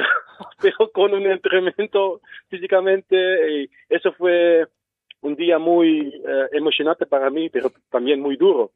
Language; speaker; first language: Spanish; non-native, fluent; Dutch